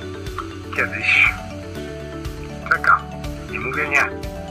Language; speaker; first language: Polish; native; Polish